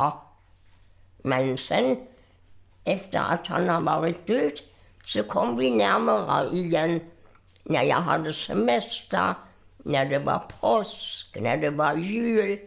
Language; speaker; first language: Swedish; non-native, fluent; German